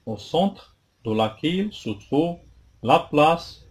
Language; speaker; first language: French; non-native, local second language; Arabic